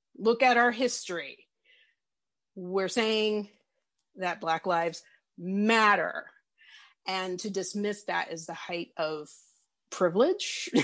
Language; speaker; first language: English; native; English